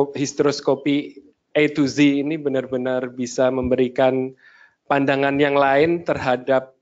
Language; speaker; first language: Indonesian; native; Indonesian